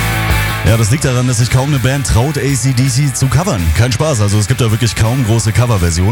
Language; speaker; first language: German; native; German